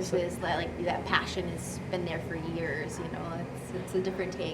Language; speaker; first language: English; native; English